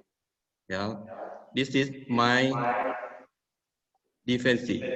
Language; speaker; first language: English; non-native, learner; Thai